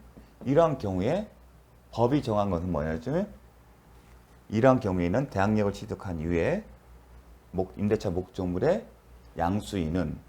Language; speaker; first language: Korean; native; Korean